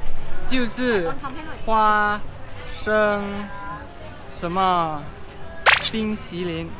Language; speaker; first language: Chinese; non-native, learner; Thai